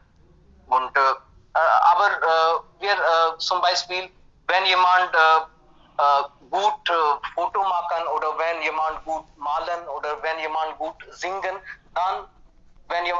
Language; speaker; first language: German; non-native, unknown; Hindi